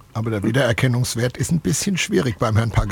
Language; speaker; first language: German; native; German